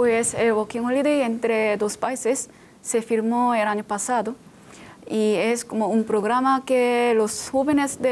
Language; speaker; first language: Spanish; non-native, fluent; Korean